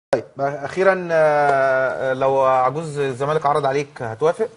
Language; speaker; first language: Arabic; native; Arabic